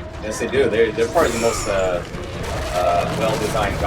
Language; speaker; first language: English; native; English